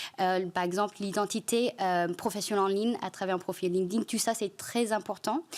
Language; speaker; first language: French; non-native, fluent; Chinese